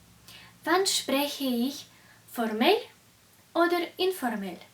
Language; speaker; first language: German; non-native, fluent; Russian